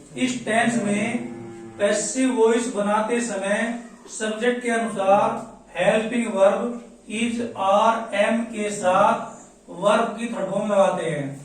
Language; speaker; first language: Hindi; native; Hindi